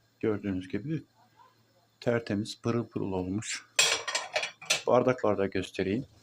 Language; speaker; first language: Turkish; native; Turkish